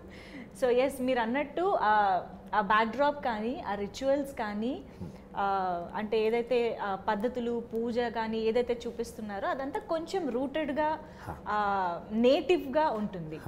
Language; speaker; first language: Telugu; native; Telugu